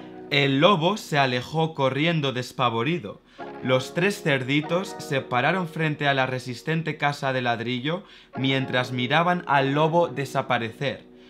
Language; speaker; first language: Spanish; native; Spanish